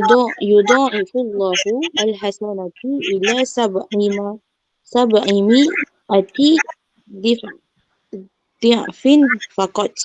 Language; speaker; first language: Arabic; non-native, learner; Malay